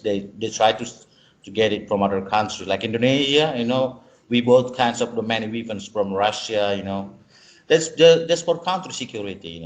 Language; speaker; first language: English; non-native, learner; Indonesian